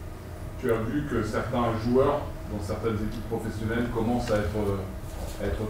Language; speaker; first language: French; native; French